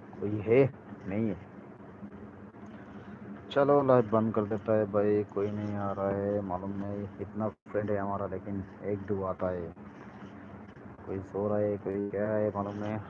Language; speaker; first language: Hindi; non-native, learner; Bangla